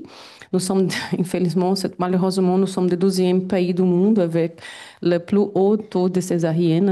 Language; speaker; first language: French; non-native, fluent; Portuguese